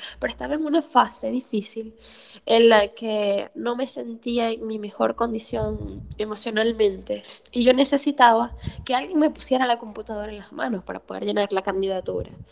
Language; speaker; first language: Spanish; native; Spanish